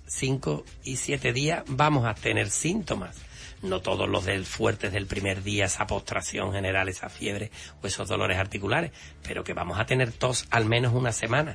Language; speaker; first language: Spanish; native; Spanish